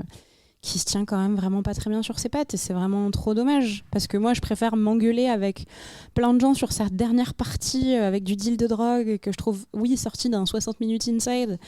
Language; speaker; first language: French; native; French